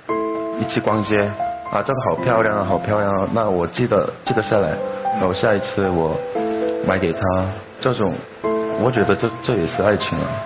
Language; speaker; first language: Chinese; non-native, fluent; Korean